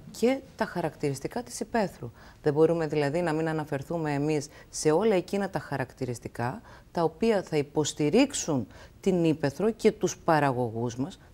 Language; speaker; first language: Greek; native; Greek